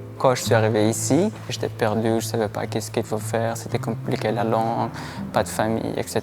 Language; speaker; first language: French; non-native, learner; Persian